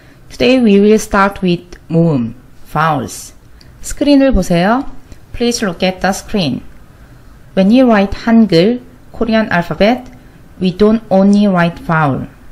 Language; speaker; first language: English; non-native, fluent; Korean